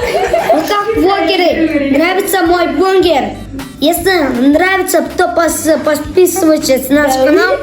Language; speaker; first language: Russian; non-native, local second language; Kazakh